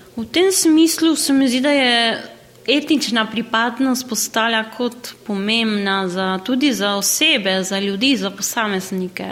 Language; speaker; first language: Slovenian; early bilingual, heritage; Slovenian